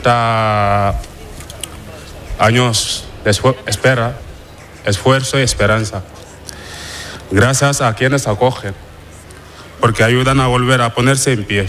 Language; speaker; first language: Spanish; non-native, fluent; Wolof